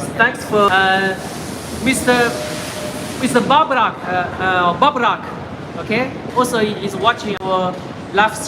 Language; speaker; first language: English; non-native, learner; Chinese